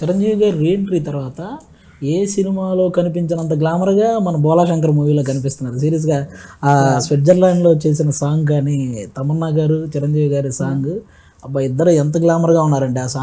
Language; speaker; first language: Telugu; native; Telugu